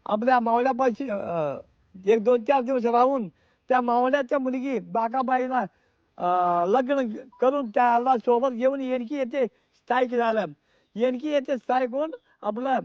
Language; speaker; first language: Marathi; non-native, local second language; Kannada